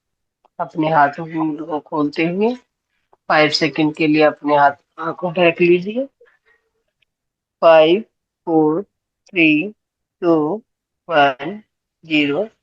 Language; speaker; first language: Hindi; native; Hindi